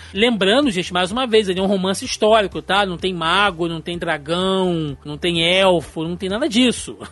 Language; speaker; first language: Portuguese; native; Portuguese